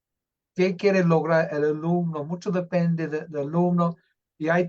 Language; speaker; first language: Spanish; non-native, fluent; English